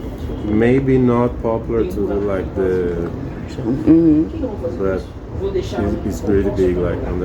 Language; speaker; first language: English; non-native, fluent; Portuguese